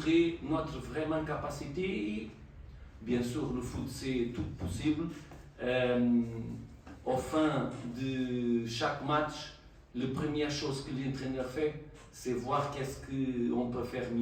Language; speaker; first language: French; non-native, learner; Portuguese